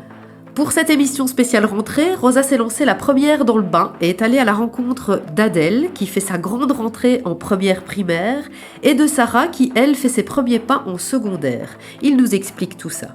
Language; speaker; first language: French; native; French